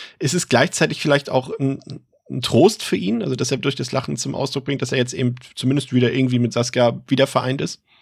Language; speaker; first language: German; native; German